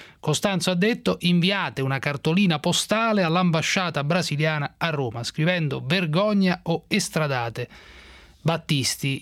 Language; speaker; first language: Italian; native; Italian